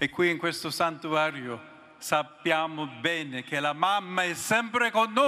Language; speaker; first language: Italian; non-native, fluent; English